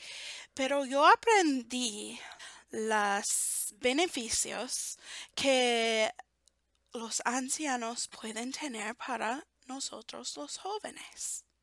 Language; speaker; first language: Spanish; non-native, fluent; English